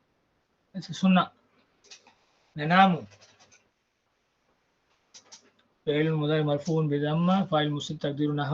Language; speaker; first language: Arabic; non-native, fluent; Tamil